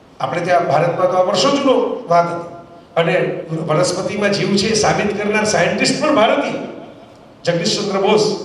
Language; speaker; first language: Gujarati; native; Gujarati